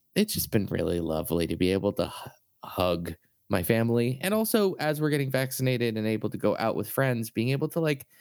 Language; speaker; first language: English; native; English